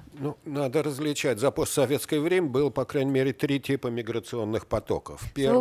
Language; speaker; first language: Russian; native; Russian